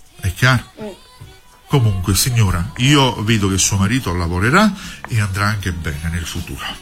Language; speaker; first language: Italian; native; Italian